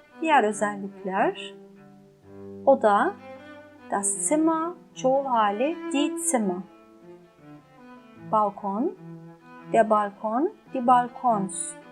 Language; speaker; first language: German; non-native, fluent; Turkish